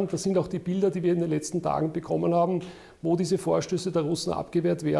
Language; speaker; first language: German; native; German